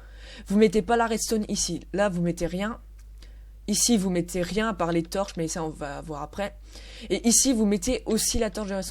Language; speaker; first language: French; native; French